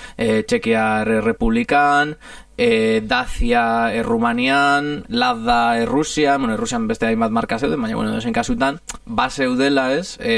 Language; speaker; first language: Basque; non-native, fluent; Italian